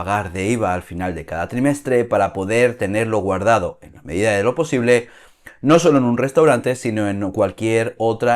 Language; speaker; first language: Spanish; native; Spanish